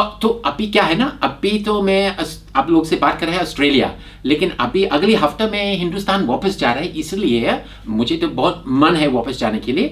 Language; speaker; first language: Hindi; non-native, fluent; English